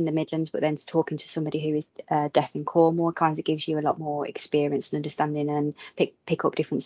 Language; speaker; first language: English; native; English